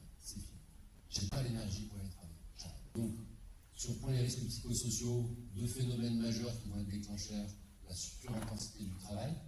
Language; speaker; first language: French; native; French